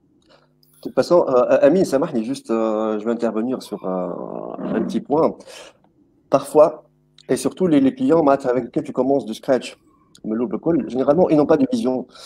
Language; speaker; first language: French; non-native, local second language; Arabic